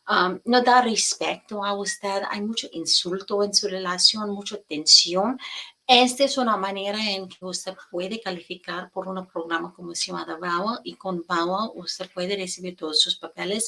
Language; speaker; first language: Spanish; non-native, fluent; English